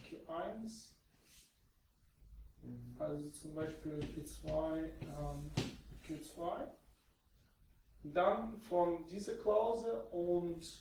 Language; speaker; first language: German; non-native, fluent; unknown